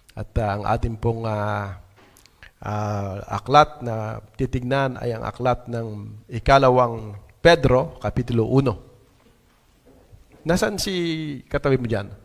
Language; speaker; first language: Filipino; native; Filipino